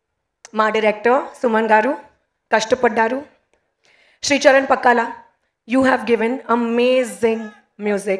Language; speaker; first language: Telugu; non-native, local second language; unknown